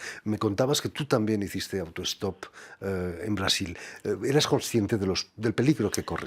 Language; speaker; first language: Spanish; native; Spanish